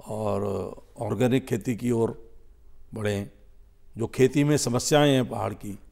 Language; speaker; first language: Hindi; native; Hindi